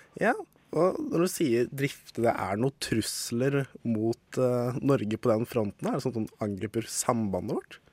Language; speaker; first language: Norwegian; native; Norwegian